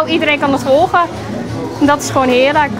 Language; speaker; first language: Dutch; native; Dutch